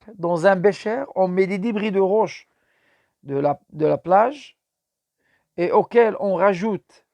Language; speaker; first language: French; non-native, local second language; Arabic